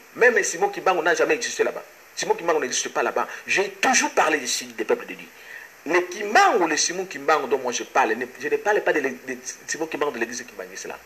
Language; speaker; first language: French; non-native, local second language; Lingala